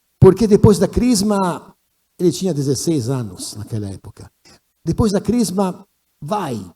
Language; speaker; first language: Portuguese; non-native, fluent; Italian